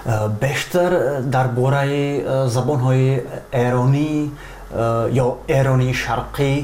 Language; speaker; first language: Persian; non-native, fluent; Czech